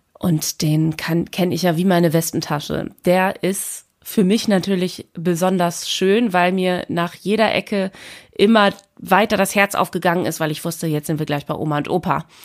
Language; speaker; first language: German; native; German